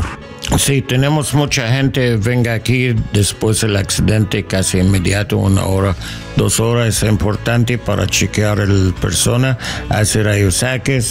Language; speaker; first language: Spanish; non-native, learner; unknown